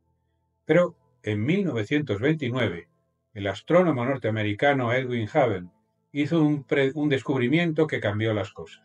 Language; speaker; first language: Spanish; native; Spanish